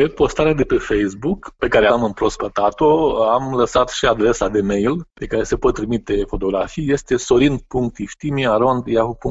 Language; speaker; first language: Romanian; native; Romanian